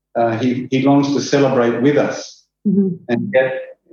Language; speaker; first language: English; native; English